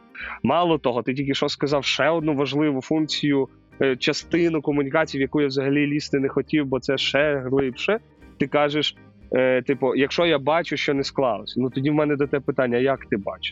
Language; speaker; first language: Ukrainian; native; Ukrainian